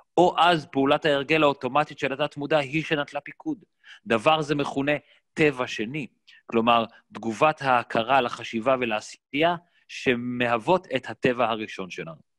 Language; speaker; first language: Hebrew; native; Hebrew